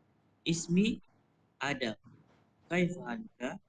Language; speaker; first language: Arabic; non-native, learner; Indonesian